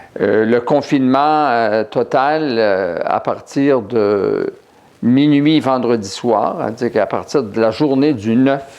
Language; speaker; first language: French; native; French